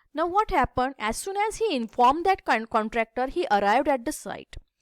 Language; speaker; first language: English; non-native, local second language; Marathi